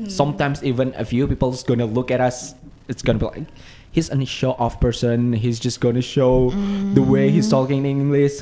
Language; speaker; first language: English; non-native, fluent; Indonesian